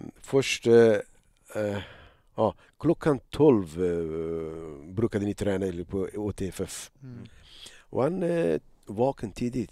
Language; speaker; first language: Swedish; non-native, learner; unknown